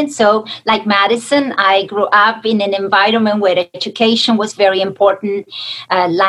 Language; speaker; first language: English; non-native, fluent; Spanish